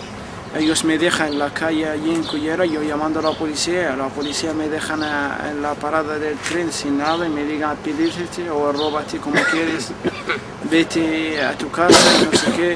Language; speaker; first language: Spanish; non-native, fluent; Arabic